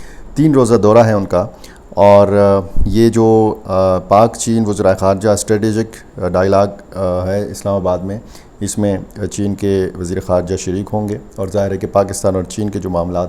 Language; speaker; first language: Urdu; native; Urdu